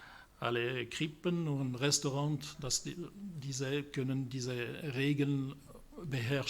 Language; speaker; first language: German; non-native, local second language; French